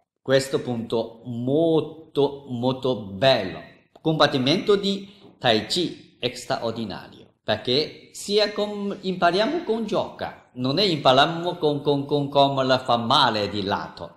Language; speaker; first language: Italian; non-native, learner; Chinese